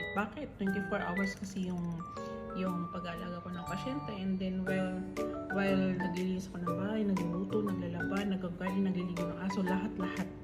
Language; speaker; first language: Filipino; non-native, local second language; Cebuano